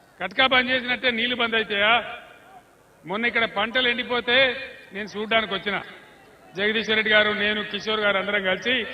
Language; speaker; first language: Telugu; native; Telugu